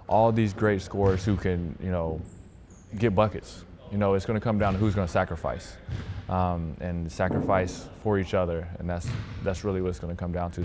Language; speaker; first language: English; native; English